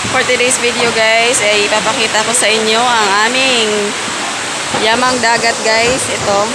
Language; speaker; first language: Filipino; non-native, local second language; Cebuano